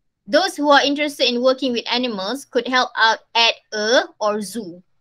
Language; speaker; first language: English; non-native, local second language; Malay